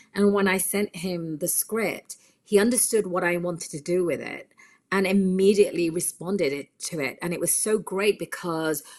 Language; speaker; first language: English; native; English